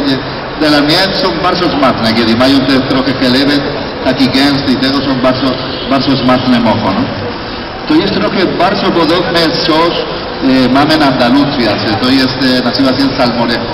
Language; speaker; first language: Polish; non-native, learner; Spanish